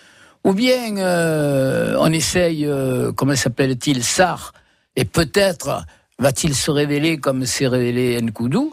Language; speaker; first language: French; native; French